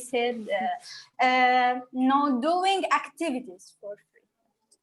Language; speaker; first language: English; non-native, learner; Arabic